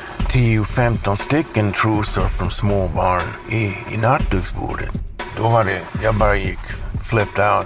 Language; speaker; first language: Swedish; early bilingual, heritage; Swedish